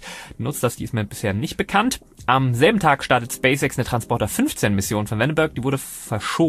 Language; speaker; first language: German; native; German